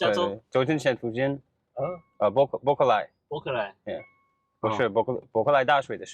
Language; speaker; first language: Chinese; non-native, learner; English